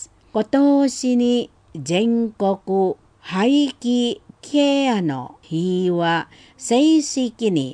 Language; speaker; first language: Japanese; non-native, fluent; Indonesian